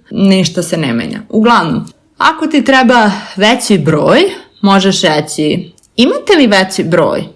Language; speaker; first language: Serbian; native; Serbian